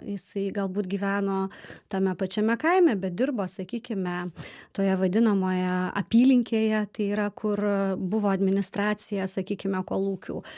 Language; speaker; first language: Lithuanian; native; Lithuanian